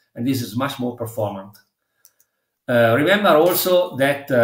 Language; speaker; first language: English; non-native, fluent; Italian